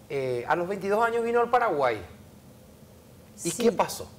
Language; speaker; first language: Spanish; native; Spanish